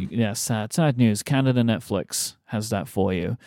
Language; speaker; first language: English; native; English